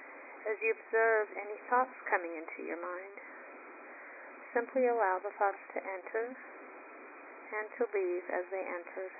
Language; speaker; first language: English; native; English